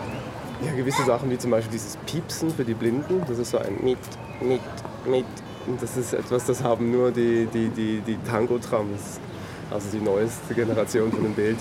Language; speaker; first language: German; native; German